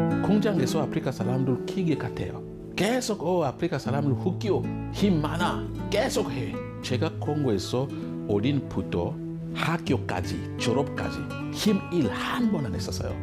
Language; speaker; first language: Korean; non-native, learner; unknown